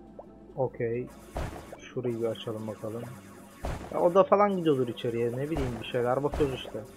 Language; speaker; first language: Turkish; native; Turkish